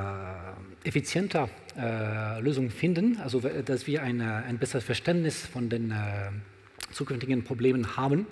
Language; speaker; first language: German; non-native, learner; French